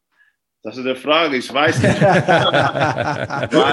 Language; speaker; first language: German; non-native, fluent; English